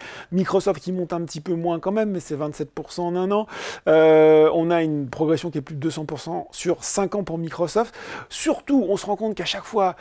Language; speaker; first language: French; native; French